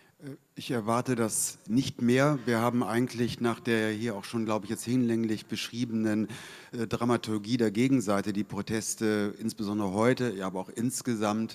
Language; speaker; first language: German; native; German